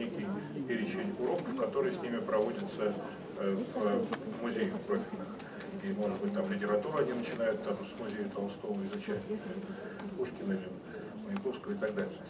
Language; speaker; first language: Russian; native; Russian